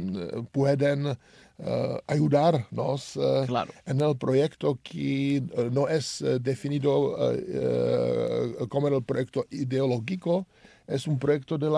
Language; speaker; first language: Spanish; non-native, learner; Czech